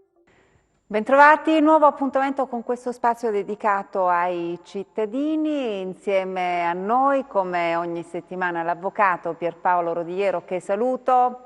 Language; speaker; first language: Italian; native; Italian